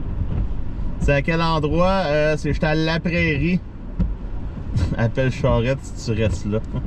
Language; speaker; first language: French; native; French